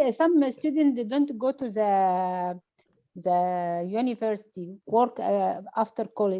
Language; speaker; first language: English; non-native, learner; Arabic